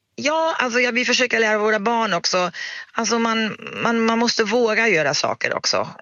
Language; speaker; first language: Swedish; non-native, fluent; German